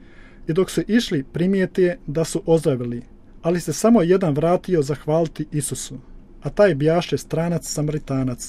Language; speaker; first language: Croatian; native; Croatian